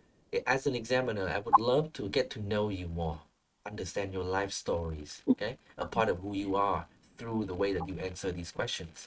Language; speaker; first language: English; non-native, fluent; Vietnamese